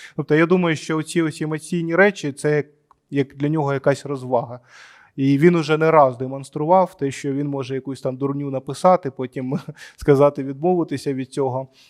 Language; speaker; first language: Ukrainian; non-native, local second language; Russian